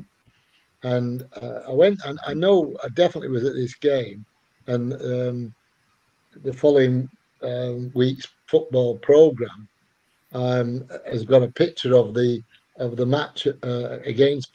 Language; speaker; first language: English; native; English